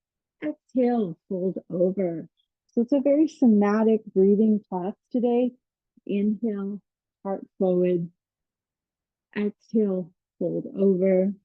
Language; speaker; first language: English; native; English